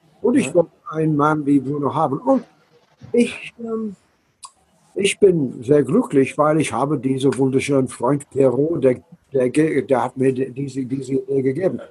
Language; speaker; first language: German; non-native, learner; English